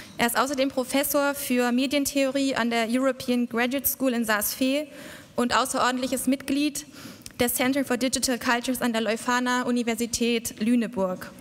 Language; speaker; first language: German; native; German